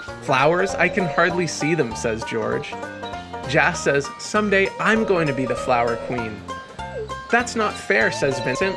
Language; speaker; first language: English; native; English